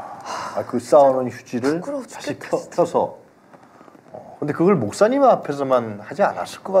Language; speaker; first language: Korean; native; Korean